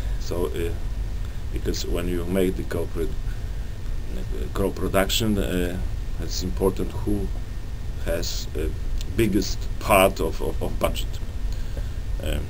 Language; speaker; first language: English; non-native, learner; Polish